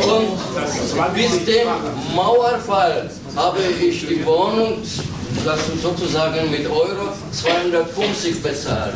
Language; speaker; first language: German; non-native, fluent; Turkish